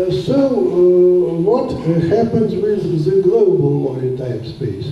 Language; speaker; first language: English; non-native, fluent; Russian